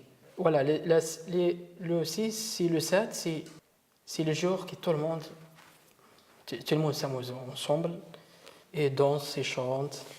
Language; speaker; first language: French; non-native, learner; Arabic